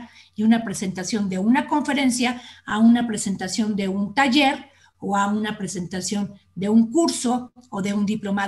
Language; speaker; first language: Spanish; native; Spanish